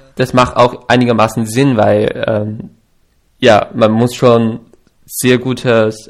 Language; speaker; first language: German; non-native, fluent; Chinese